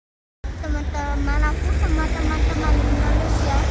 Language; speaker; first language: Indonesian; early bilingual, heritage; Indonesian